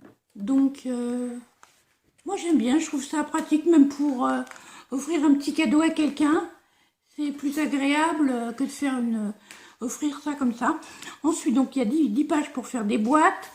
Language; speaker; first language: French; native; French